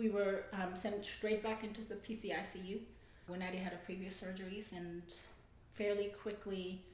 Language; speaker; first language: English; non-native, fluent; German